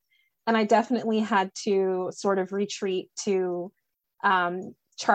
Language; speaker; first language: English; native; English